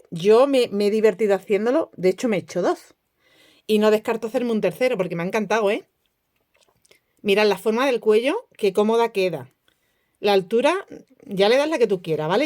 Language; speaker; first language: Spanish; native; Spanish